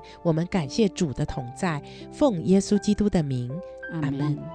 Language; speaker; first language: Chinese; native; Chinese